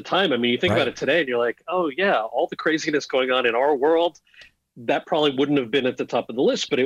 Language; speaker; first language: English; native; English